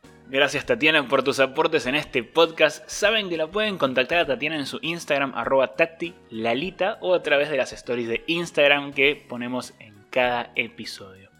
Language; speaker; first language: Spanish; native; Spanish